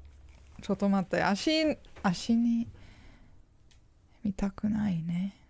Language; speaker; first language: Japanese; non-native, learner; English